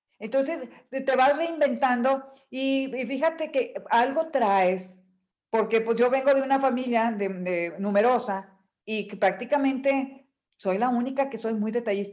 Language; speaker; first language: Spanish; native; Spanish